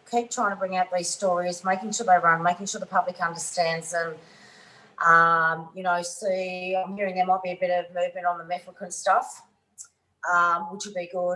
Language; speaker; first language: English; native; English